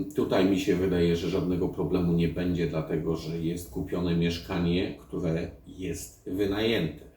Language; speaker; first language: Polish; native; Polish